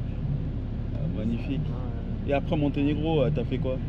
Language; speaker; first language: French; native; French